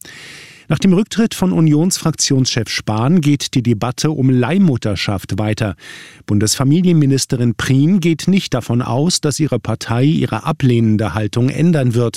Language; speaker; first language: German; native; German